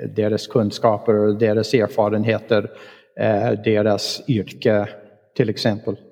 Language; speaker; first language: Swedish; non-native, fluent; English